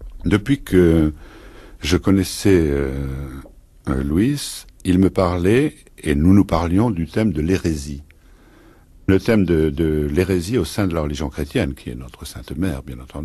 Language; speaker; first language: French; native; French